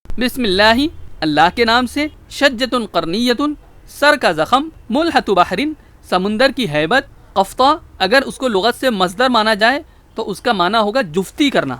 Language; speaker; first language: Urdu; native; Urdu